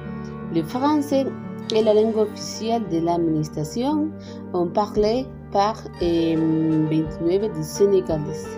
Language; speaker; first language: French; non-native, learner; Spanish